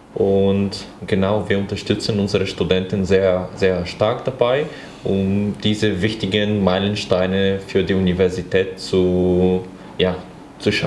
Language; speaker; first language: German; non-native, fluent; Bulgarian